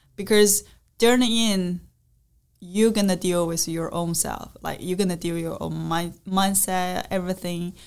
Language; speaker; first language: English; non-native, learner; Chinese